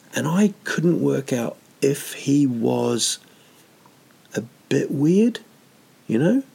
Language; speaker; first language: English; native; English